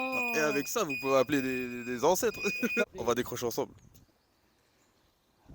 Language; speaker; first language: French; native; French